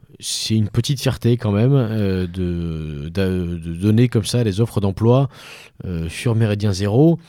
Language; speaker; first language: French; native; French